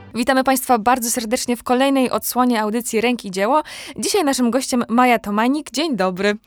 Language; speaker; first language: Polish; native; Polish